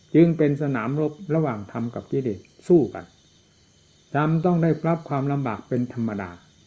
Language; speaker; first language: Thai; non-native, local second language; Northeastern Thai